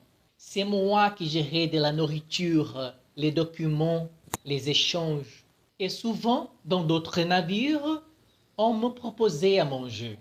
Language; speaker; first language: French; non-native, fluent; Portuguese